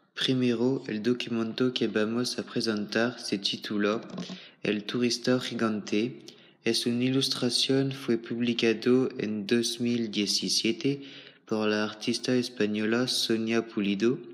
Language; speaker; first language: Spanish; non-native, learner; French